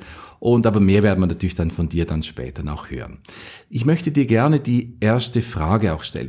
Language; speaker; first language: German; native; German